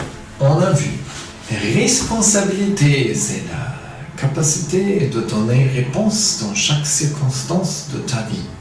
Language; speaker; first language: French; non-native, fluent; German